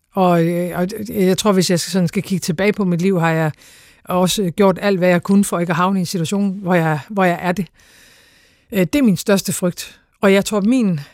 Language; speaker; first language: Danish; native; Danish